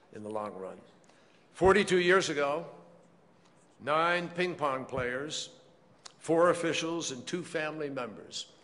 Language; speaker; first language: English; native; English